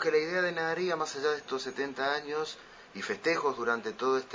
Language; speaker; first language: Spanish; native; Spanish